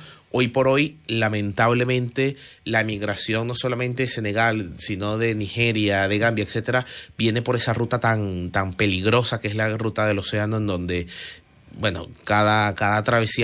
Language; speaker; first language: Spanish; native; Spanish